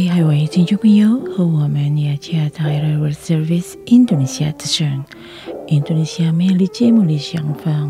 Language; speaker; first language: Chinese; non-native, learner; Indonesian